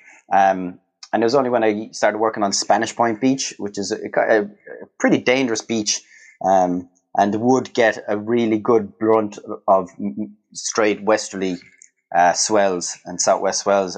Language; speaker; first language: English; native; English